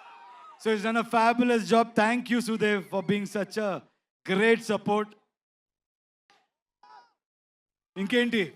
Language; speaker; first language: Telugu; non-native, learner; Kannada